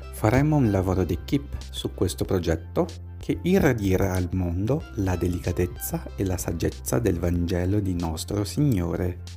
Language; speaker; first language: Italian; non-native, fluent; Portuguese